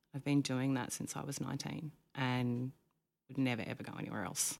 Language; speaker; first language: English; native; English